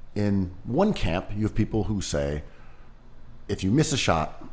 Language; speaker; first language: English; native; English